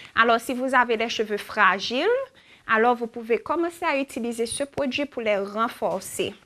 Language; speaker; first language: French; native; French